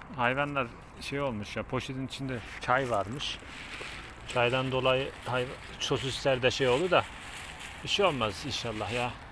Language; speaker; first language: Turkish; native; Turkish